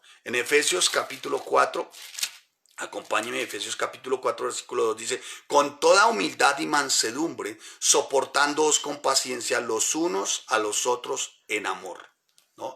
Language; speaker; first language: Spanish; native; Spanish